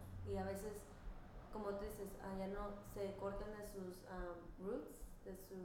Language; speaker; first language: Spanish; early bilingual, heritage; Spanish